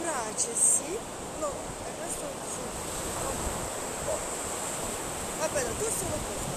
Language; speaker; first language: Italian; non-native, learner; Russian